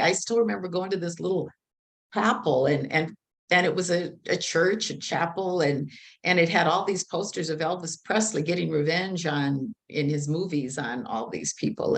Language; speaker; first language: English; native; English